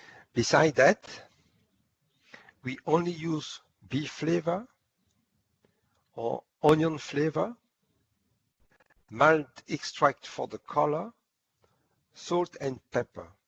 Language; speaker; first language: English; non-native, fluent; French